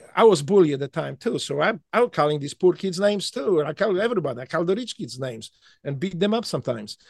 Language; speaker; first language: English; non-native, fluent; Polish